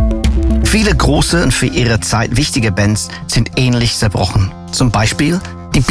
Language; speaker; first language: German; native; German